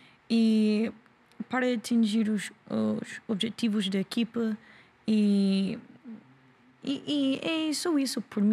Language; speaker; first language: Portuguese; non-native, learner; English